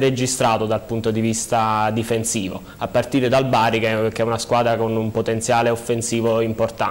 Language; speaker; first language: Italian; native; Italian